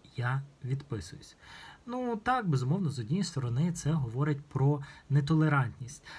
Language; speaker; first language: Ukrainian; non-native, local second language; Russian